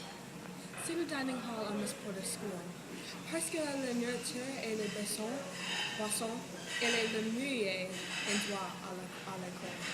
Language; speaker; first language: French; non-native, learner; English